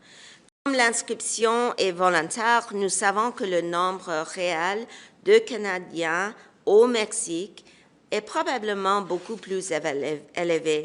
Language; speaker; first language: French; non-native, local second language; English